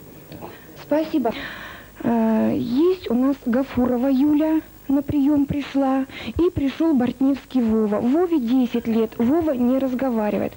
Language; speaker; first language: Russian; native; Russian